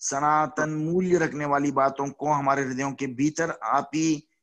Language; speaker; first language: Hindi; non-native, local second language; Telugu